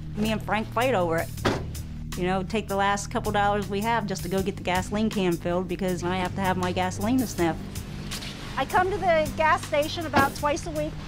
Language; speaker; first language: English; native; English